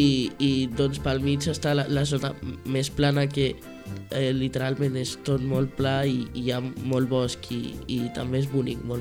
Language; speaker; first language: Catalan; early bilingual, heritage; Catalan